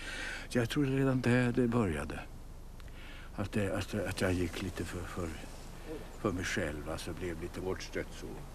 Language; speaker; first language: Swedish; native; Swedish